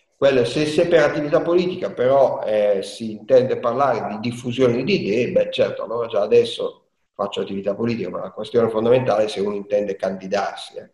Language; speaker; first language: Italian; native; Italian